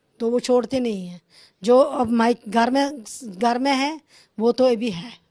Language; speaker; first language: Hindi; non-native, local second language; Kashmiri